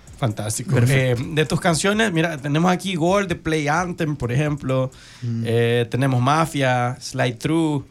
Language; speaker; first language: Spanish; native; Spanish